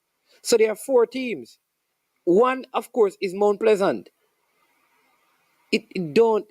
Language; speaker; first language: English; non-native, local second language; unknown